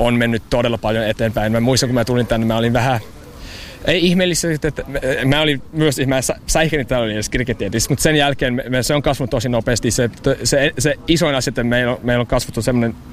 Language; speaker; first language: Finnish; non-native, learner; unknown